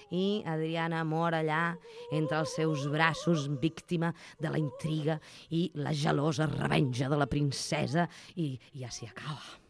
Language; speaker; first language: Catalan; non-native, fluent; Russian